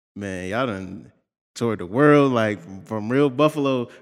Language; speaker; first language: English; native; English